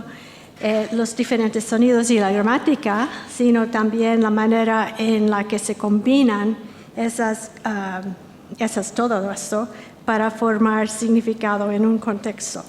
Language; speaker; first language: Spanish; non-native, fluent; English